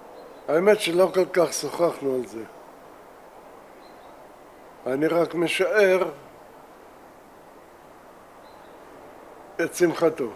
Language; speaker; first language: Hebrew; non-native, fluent; Russian